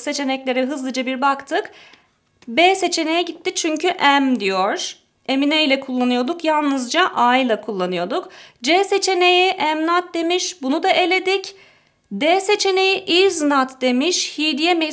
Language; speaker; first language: Turkish; native; Turkish